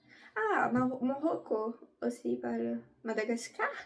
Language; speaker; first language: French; non-native, learner; Portuguese